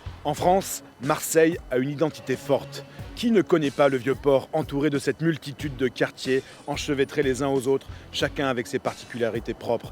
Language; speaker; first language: French; native; French